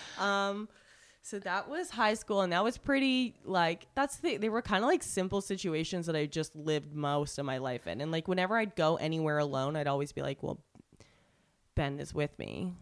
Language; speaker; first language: English; native; English